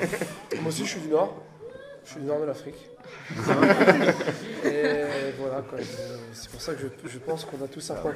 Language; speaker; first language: French; native; French